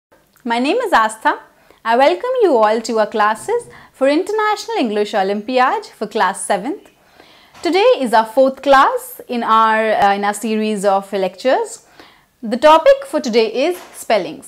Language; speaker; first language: English; non-native, local second language; Hindi